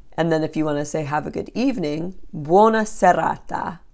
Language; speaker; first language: English; native; English